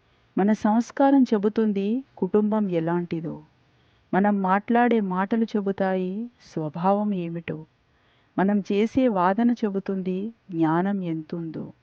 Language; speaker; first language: Telugu; native; Telugu